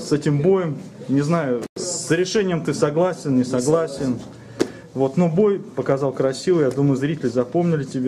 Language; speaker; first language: Russian; native; Russian